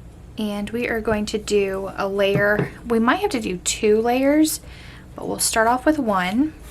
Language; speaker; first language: English; native; English